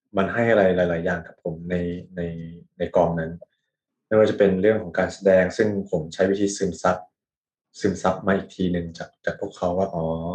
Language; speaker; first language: Thai; native; Thai